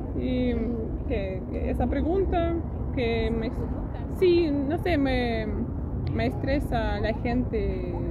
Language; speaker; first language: Spanish; non-native, fluent; Russian